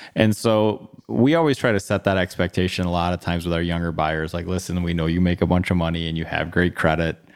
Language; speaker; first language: English; native; English